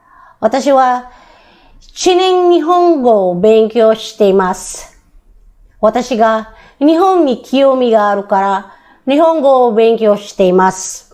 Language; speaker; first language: Japanese; non-native, learner; Filipino